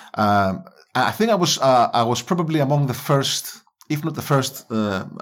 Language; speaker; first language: English; non-native, fluent; Greek